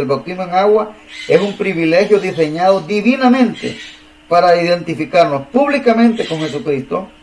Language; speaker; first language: Spanish; native; Spanish